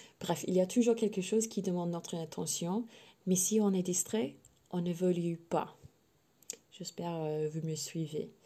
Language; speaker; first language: French; non-native, learner; English